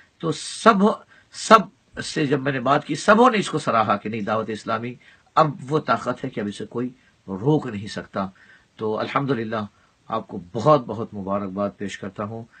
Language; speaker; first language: Urdu; non-native, fluent; Bangla